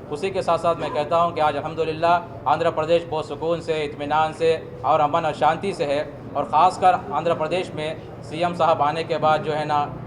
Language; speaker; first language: Urdu; native; Urdu